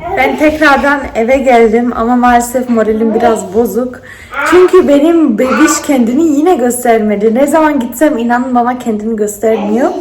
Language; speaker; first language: Turkish; early bilingual, heritage; Turkish